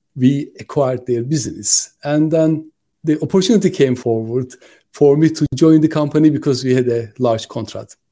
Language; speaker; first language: English; non-native, fluent; Turkish